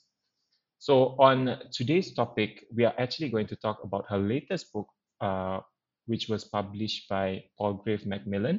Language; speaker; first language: English; non-native, local second language; Malay